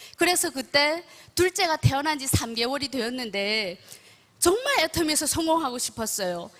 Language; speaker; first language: Korean; native; Korean